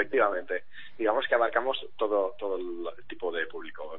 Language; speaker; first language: Spanish; native; Spanish